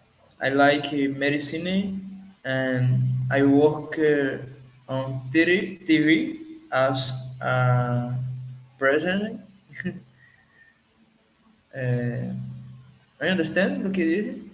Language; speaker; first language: English; non-native, learner; Portuguese